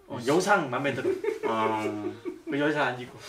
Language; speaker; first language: Korean; non-native, learner; Vietnamese